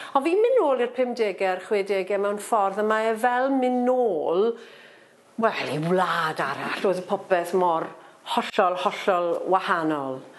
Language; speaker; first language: Welsh; non-native, local second language; English